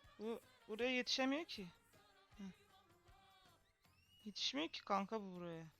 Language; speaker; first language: Turkish; native; Turkish